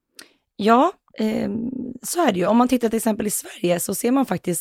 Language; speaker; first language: Swedish; native; Swedish